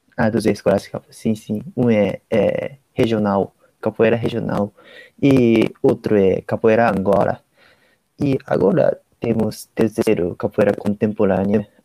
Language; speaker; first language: Portuguese; non-native, learner; Japanese